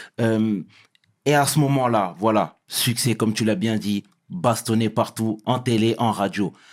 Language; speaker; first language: French; native; French